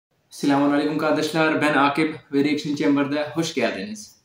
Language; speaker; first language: Turkish; non-native, fluent; Urdu